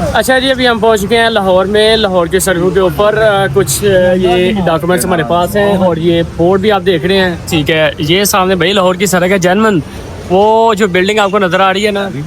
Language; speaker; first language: Urdu; non-native, local second language; Punjabi